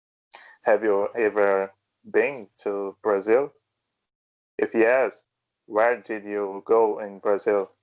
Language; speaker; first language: English; non-native, learner; Portuguese